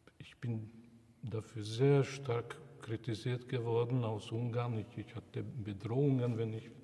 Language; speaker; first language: German; non-native, fluent; Hungarian